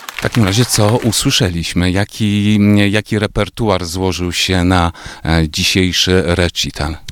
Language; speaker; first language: Polish; native; Polish